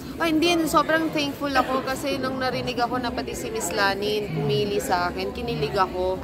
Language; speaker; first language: Filipino; non-native, local second language; Cebuano